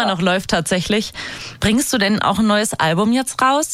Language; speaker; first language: German; native; German